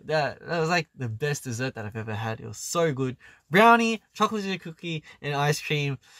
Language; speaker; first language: English; early bilingual, other home language; Korean